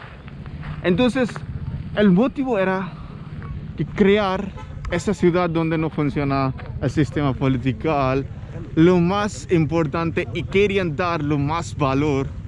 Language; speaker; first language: Spanish; non-native, fluent; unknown